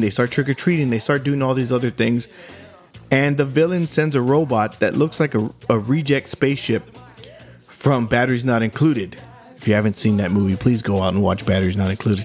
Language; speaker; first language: English; native; English